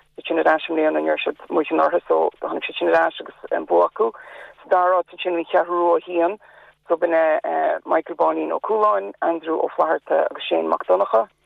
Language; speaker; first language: Irish; native; Irish